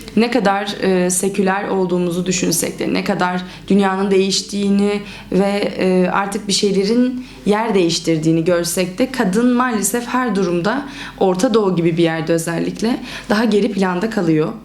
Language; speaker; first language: Turkish; native; Turkish